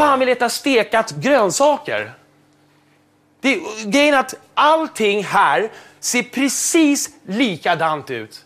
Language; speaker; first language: Swedish; native; Swedish